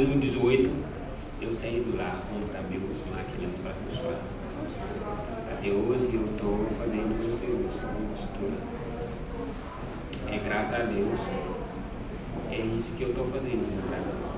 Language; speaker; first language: Portuguese; non-native, learner; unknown